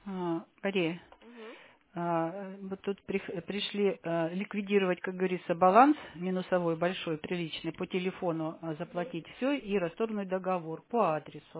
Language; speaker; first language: Russian; native; Russian